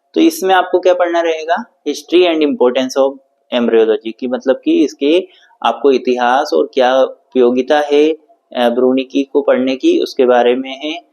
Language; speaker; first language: Hindi; native; Hindi